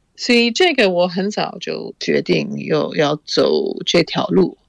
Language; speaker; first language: Chinese; non-native, fluent; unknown